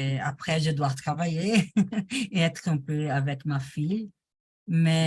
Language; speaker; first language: French; non-native, learner; Portuguese